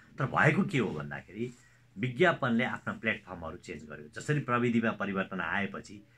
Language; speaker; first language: Nepali; native; Nepali